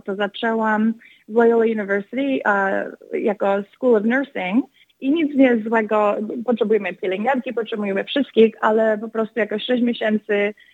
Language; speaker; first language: Polish; early bilingual, other home language; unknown